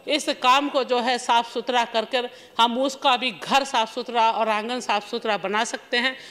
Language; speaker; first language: Hindi; native; Hindi